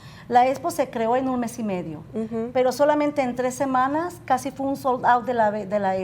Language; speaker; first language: Spanish; native; Spanish